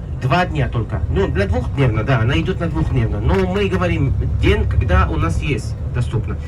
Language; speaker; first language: Russian; non-native, learner; Arabic